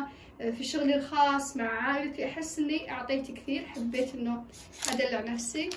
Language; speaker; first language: Arabic; native; Arabic